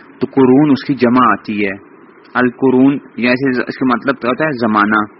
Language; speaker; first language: Urdu; native; Urdu